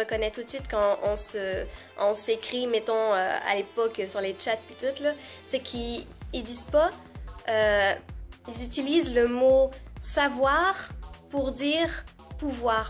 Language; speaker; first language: French; native; French